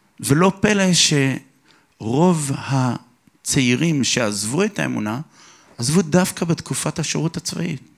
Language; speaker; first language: Hebrew; early bilingual, other home language; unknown